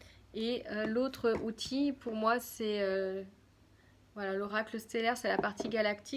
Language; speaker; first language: French; native; French